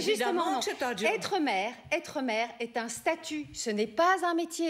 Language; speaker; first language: French; native; French